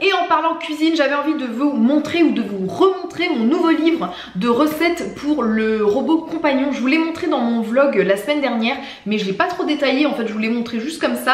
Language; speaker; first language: French; native; French